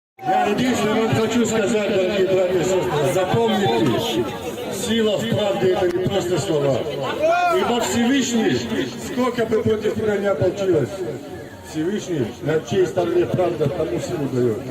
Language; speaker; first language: Russian; native; Russian